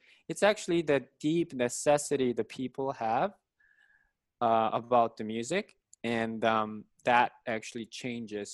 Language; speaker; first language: English; non-native, fluent; Korean